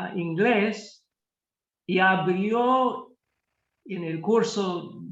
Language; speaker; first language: Spanish; non-native, fluent; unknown